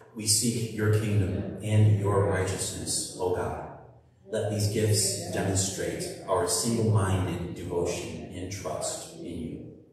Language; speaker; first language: English; native; English